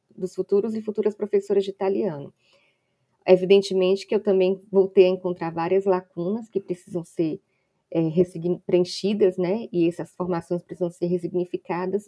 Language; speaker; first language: Portuguese; native; Portuguese